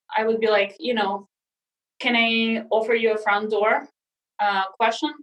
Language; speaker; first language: English; non-native, fluent; Russian